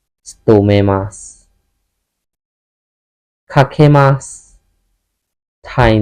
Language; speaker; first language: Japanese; non-native, fluent; Burmese